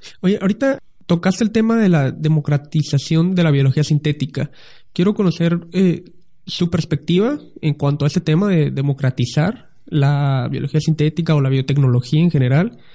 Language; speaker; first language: Spanish; native; Spanish